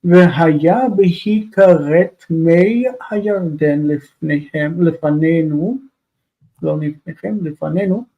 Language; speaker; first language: Hebrew; non-native, fluent; English